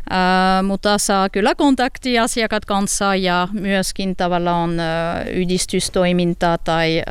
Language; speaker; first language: Finnish; non-native, learner; French